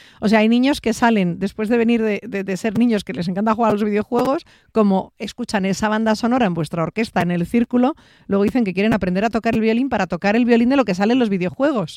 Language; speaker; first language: Spanish; native; Spanish